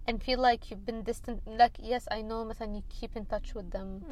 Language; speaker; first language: English; early bilingual, other home language; Arabic